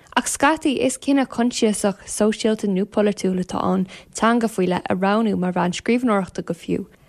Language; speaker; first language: Irish; native; Irish